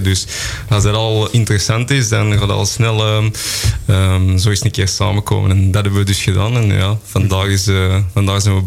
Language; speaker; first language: Dutch; native; Dutch